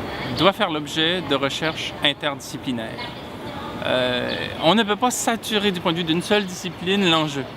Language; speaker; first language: French; native; French